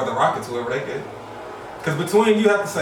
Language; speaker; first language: English; native; English